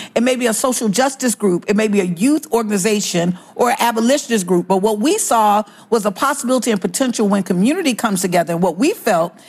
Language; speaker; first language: English; native; English